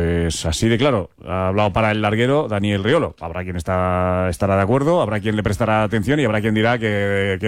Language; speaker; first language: Spanish; native; Spanish